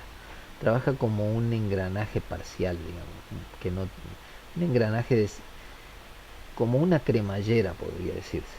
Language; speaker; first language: Spanish; native; Spanish